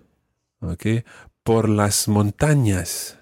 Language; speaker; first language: Spanish; non-native, fluent; English